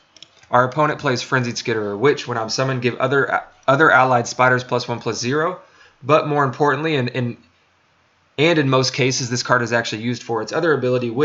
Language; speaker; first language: English; native; English